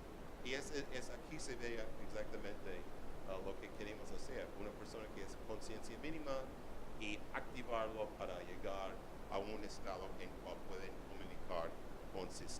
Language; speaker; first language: Spanish; non-native, learner; English